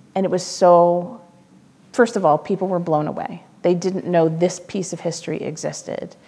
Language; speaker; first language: English; native; English